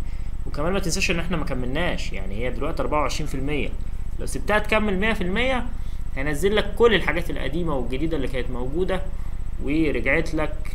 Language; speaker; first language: Arabic; native; Arabic